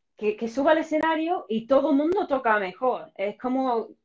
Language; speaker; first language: Spanish; non-native, fluent; English